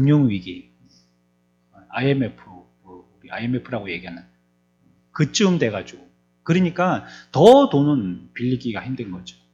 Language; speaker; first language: Korean; native; Korean